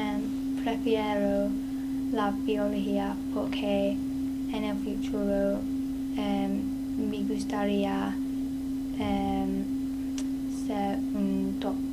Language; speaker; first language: Spanish; non-native, learner; English